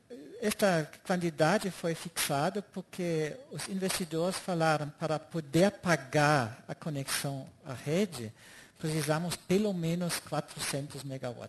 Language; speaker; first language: Portuguese; non-native, fluent; German